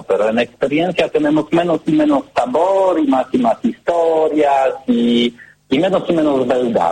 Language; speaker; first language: Spanish; non-native, learner; Polish